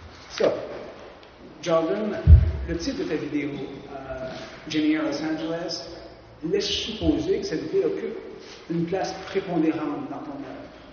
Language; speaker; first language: French; native; French